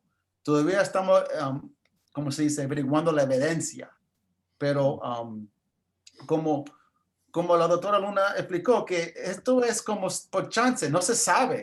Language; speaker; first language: Spanish; early bilingual, heritage; English